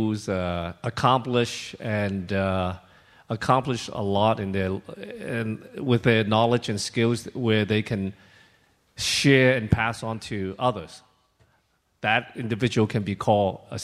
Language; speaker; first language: English; non-native, local second language; Cantonese